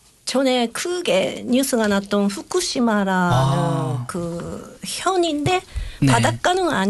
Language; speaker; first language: Korean; non-native, fluent; Japanese